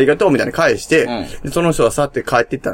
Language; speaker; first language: Japanese; native; Japanese